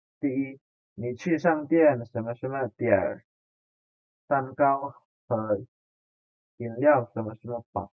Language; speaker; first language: Chinese; non-native, fluent; Indonesian